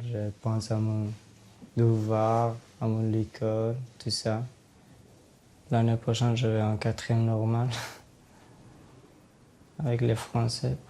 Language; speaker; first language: French; non-native, fluent; Persian